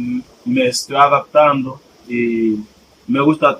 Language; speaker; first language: Spanish; non-native, fluent; Haitian Creole